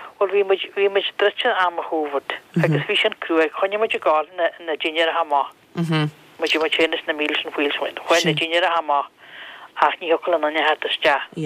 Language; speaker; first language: Irish; non-native, local second language; English